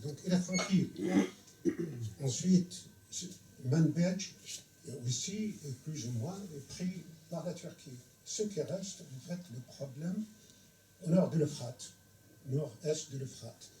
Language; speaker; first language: French; non-native, fluent; Arabic